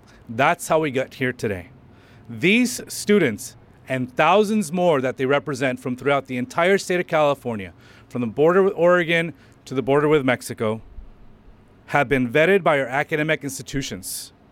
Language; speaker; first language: English; early bilingual, other home language; Spanish